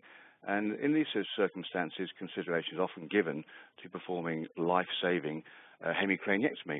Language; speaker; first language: English; native; English